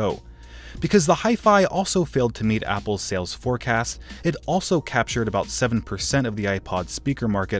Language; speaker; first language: English; native; English